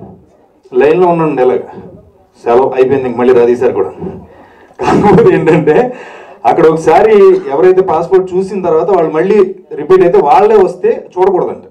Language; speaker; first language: Telugu; native; Telugu